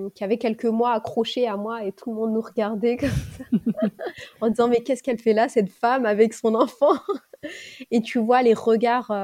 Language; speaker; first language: French; native; French